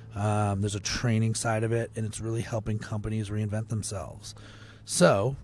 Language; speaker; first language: English; native; English